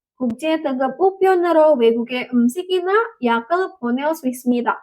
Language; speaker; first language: Korean; non-native, fluent; Indonesian